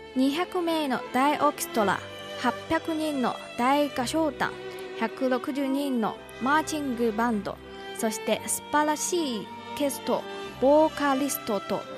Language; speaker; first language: Japanese; non-native, learner; Chinese